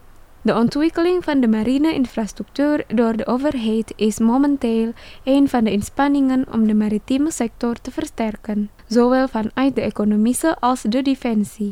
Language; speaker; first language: Dutch; non-native, learner; Indonesian